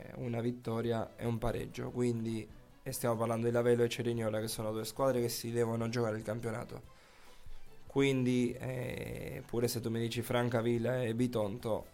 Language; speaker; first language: Italian; non-native, fluent; Spanish